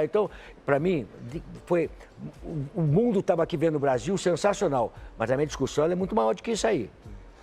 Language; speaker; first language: Portuguese; native; Portuguese